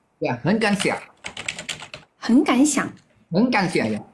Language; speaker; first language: Chinese; non-native, learner; Thai